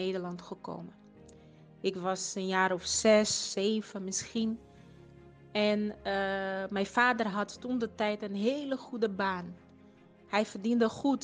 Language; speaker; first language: Dutch; non-native, fluent; Portuguese